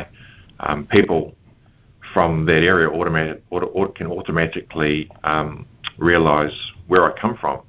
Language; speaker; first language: English; native; English